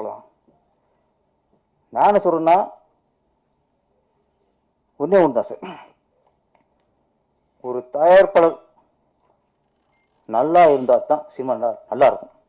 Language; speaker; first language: Tamil; native; Tamil